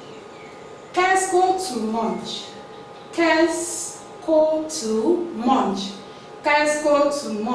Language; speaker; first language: French; non-native, fluent; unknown